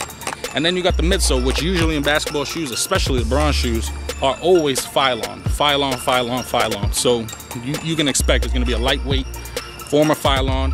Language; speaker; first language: English; native; English